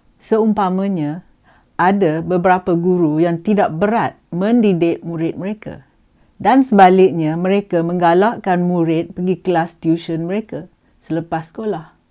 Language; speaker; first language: Malay; native; Malay